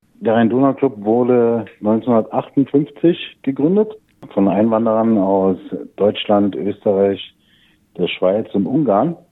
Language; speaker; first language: German; native; German